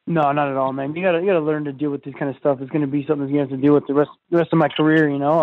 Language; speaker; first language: English; native; English